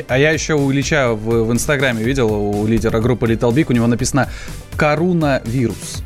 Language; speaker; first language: Russian; native; Russian